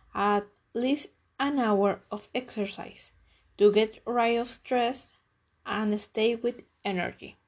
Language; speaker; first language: English; non-native, learner; Spanish